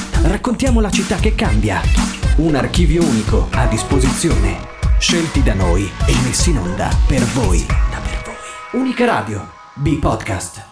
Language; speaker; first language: Italian; native; Italian